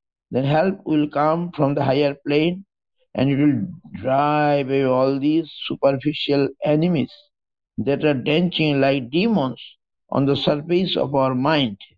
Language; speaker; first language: English; non-native, local second language; Bangla